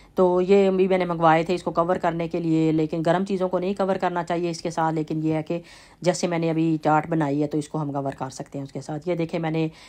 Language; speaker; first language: Urdu; native; Urdu